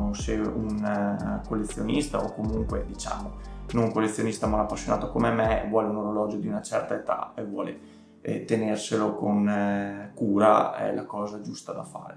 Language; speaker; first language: Italian; native; Italian